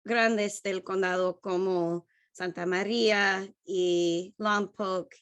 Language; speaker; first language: Spanish; non-native, learner; English